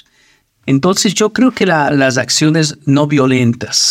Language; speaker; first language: Spanish; native; Spanish